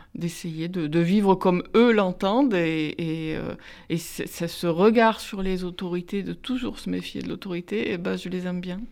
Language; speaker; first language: French; native; French